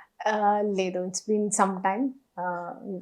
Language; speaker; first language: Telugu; non-native, learner; Hindi